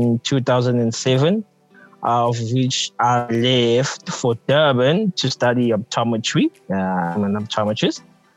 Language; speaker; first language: English; non-native, local second language; Zulu